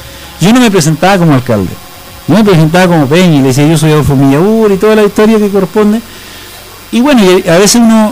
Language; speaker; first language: Spanish; native; Spanish